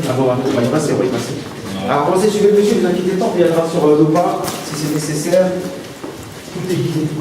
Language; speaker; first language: French; native; French